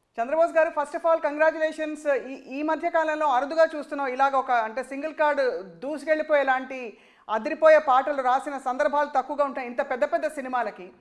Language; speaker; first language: Telugu; native; Telugu